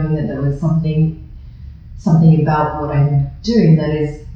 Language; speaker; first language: English; native; English